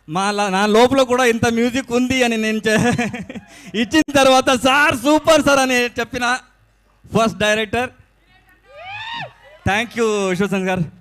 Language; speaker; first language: Telugu; non-native, learner; Kannada